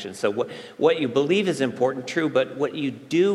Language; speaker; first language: English; native; English